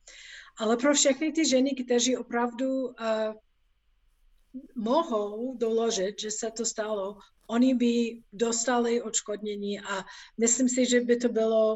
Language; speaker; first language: Czech; non-native, fluent; English